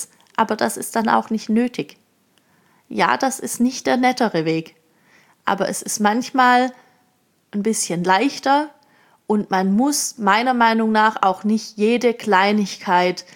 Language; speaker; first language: German; native; German